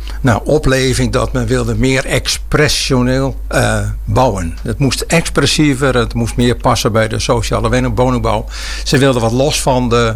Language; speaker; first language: Dutch; native; Dutch